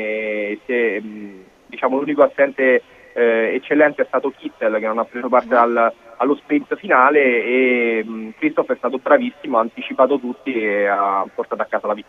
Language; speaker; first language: Italian; native; Italian